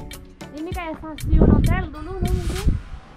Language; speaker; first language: Indonesian; non-native, fluent; Spanish